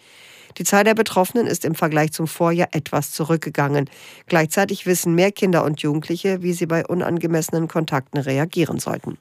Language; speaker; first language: German; native; German